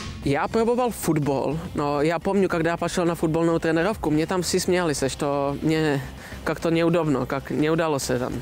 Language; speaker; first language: Russian; non-native, learner; Czech